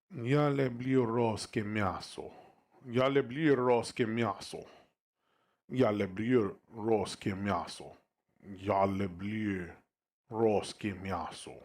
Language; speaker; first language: Russian; non-native, learner; English